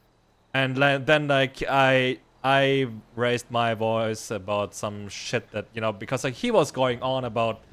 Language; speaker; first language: English; non-native, fluent; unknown